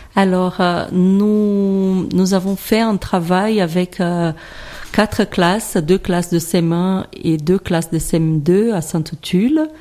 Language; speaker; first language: French; non-native, fluent; Portuguese